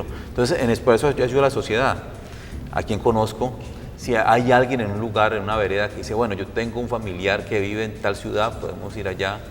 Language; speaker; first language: Spanish; native; Spanish